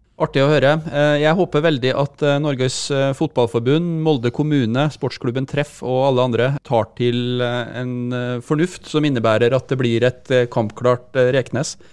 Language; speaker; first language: Norwegian; native; Norwegian